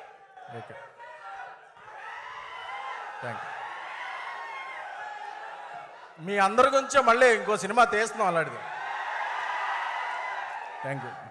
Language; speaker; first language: Telugu; native; Telugu